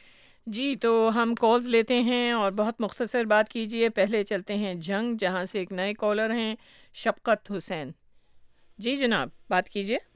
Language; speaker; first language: Urdu; native; Urdu